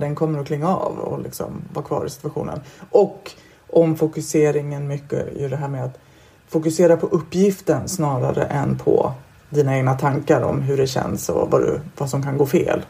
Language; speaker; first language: Swedish; native; Swedish